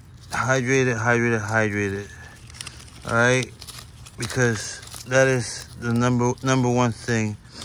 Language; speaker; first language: English; early bilingual, other home language; Spanish